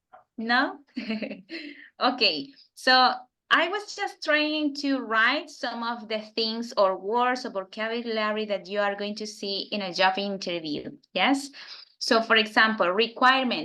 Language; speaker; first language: English; non-native, fluent; Spanish